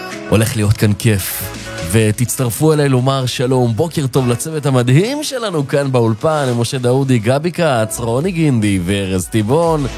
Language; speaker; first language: Hebrew; native; Hebrew